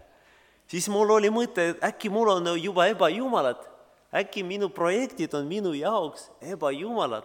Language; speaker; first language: Estonian; non-native, learner; Russian